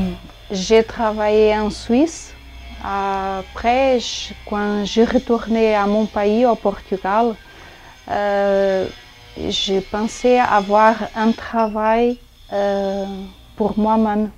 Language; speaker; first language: French; non-native, fluent; Portuguese